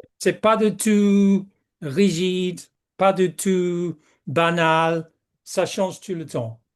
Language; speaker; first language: French; non-native, fluent; English